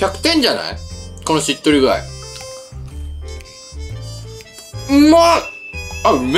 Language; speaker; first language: Japanese; native; Japanese